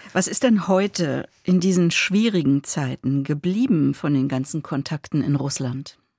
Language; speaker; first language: German; native; German